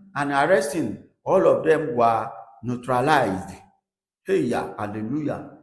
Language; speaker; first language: English; non-native, local second language; Yoruba